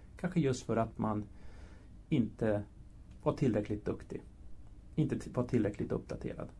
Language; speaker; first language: Swedish; early bilingual, other home language; Spanish